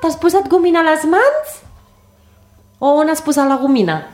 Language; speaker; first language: Catalan; native; Catalan